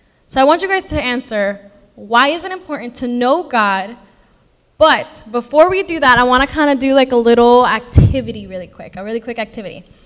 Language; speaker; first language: English; early bilingual, other home language; Spanish